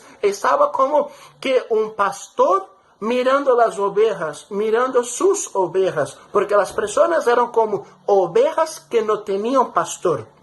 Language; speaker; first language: Spanish; non-native, fluent; Portuguese